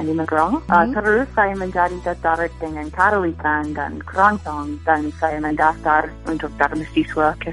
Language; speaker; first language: Indonesian; non-native, fluent; English